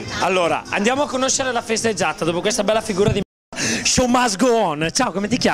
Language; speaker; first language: Italian; native; Italian